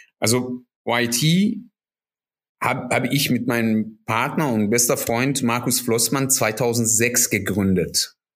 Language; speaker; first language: German; non-native, fluent; Persian